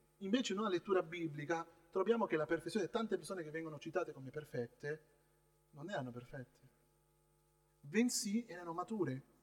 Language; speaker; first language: Italian; non-native, fluent; Spanish